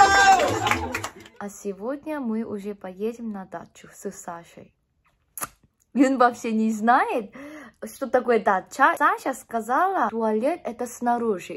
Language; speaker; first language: Russian; non-native, fluent; Korean